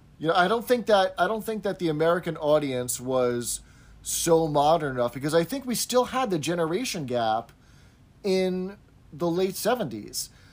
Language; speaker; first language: English; native; English